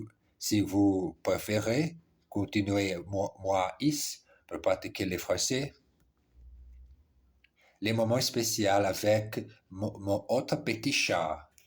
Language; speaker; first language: French; non-native, learner; Portuguese